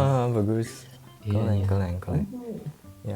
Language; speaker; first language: Indonesian; non-native, learner; Japanese